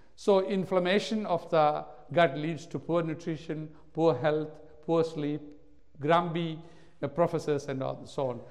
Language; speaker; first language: English; non-native, local second language; Malayalam